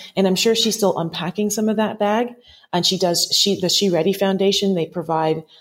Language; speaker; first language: English; native; English